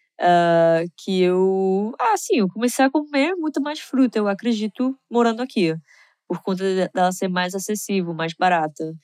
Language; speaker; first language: Portuguese; non-native, fluent; English